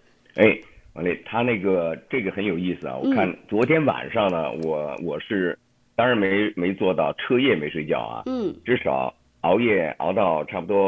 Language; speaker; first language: Chinese; native; Chinese